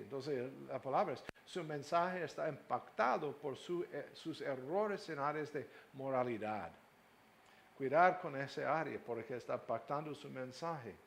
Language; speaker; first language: Spanish; non-native, fluent; English